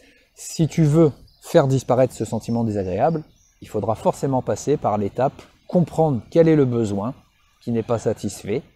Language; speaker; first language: French; native; French